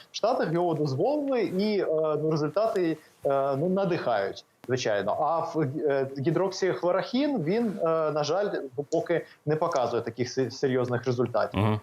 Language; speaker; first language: Ukrainian; native; Ukrainian